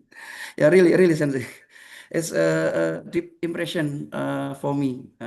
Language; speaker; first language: English; non-native, learner; Indonesian